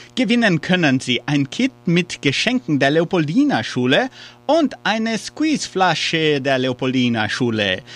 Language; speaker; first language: German; early bilingual, heritage; German